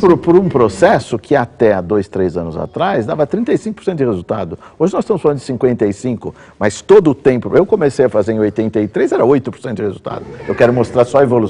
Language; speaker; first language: Portuguese; native; Portuguese